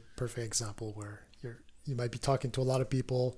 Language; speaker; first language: English; non-native, fluent; French